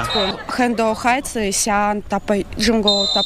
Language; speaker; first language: Chinese; non-native, learner; Russian